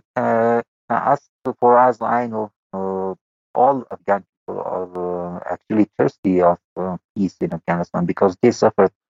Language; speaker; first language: English; non-native, fluent; Persian